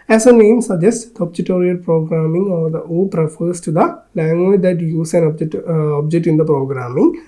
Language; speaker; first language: English; non-native, local second language; Malayalam